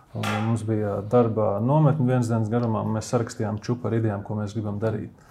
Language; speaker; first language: Latvian; native; Latvian